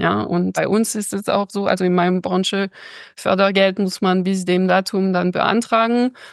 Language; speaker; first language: German; non-native, fluent; French